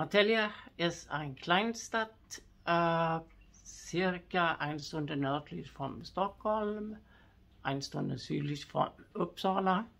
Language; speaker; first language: German; non-native, fluent; Swedish